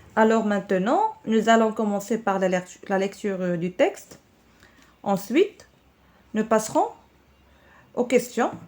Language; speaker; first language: French; non-native, local second language; Arabic